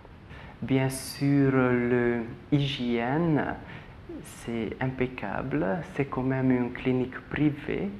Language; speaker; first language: French; non-native, fluent; Hungarian